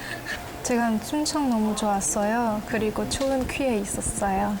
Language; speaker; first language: Korean; non-native, learner; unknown